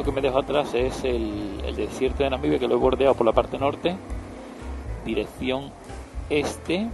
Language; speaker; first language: Spanish; native; Spanish